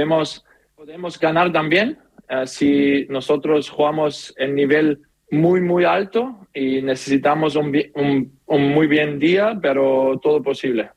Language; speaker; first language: Spanish; non-native, learner; German